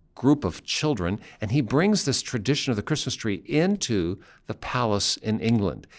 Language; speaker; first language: English; native; English